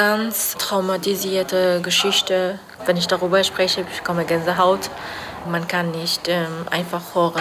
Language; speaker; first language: German; non-native, fluent; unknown